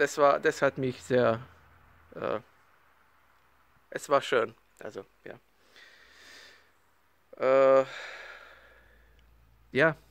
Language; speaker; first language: German; non-native, learner; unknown